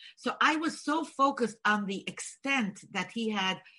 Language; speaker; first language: English; non-native, fluent; Bulgarian